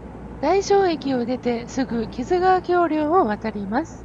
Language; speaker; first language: Japanese; native; Japanese